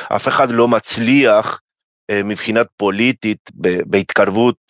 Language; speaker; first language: Hebrew; non-native, fluent; Spanish